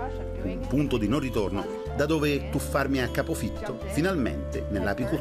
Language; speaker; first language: Italian; native; Italian